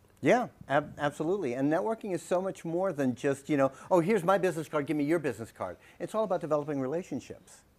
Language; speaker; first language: English; native; English